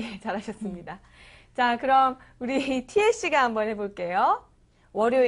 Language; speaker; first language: Korean; native; Korean